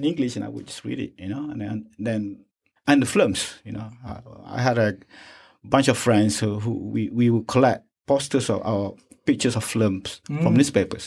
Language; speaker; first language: English; non-native, local second language; Malay